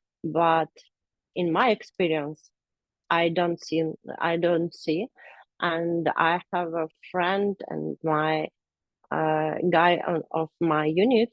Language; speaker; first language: English; non-native, learner; Ukrainian